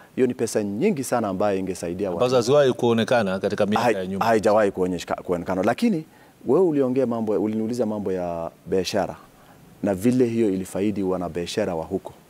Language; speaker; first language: Swahili; non-native, local second language; Somali